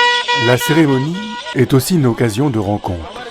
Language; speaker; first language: French; native; French